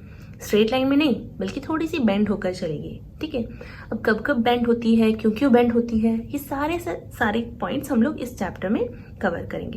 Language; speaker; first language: Hindi; native; Hindi